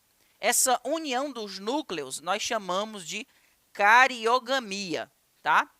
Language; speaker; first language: Portuguese; native; Portuguese